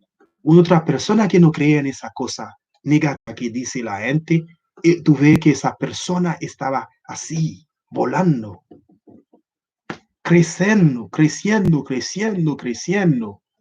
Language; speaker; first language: Spanish; non-native, learner; Haitian Creole